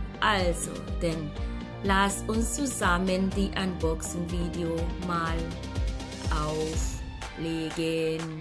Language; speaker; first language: German; non-native, fluent; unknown